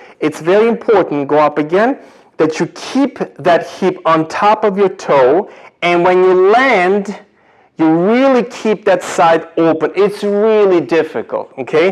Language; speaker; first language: English; non-native, fluent; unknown